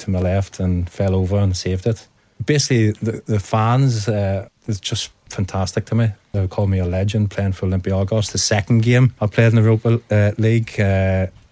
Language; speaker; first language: English; native; English